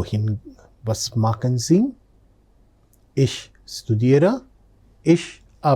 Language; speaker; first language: German; non-native, fluent; Telugu